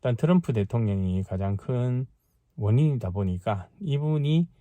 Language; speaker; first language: Korean; native; Korean